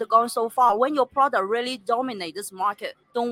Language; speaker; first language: English; non-native, fluent; Chinese